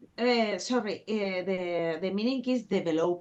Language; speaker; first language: English; non-native, fluent; Spanish